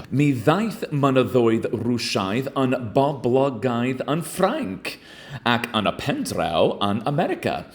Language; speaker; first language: Welsh; non-native, learner; English